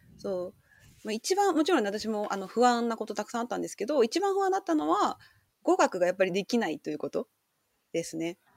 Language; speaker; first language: Japanese; native; Japanese